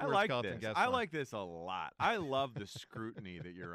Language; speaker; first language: English; native; English